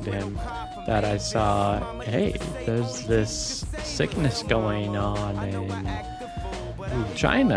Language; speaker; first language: English; native; English